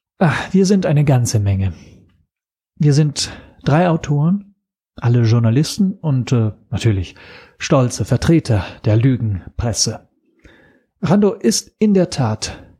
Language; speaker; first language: German; non-native, fluent; Italian